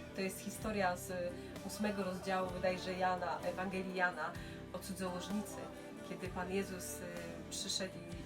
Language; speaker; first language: Polish; native; Polish